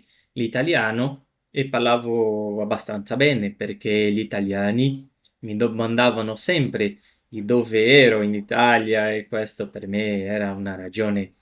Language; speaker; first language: Italian; non-native, fluent; Portuguese